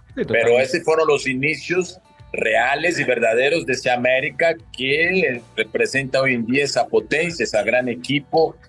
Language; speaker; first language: Spanish; early bilingual, other home language; Portuguese